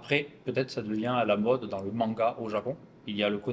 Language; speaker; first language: French; native; French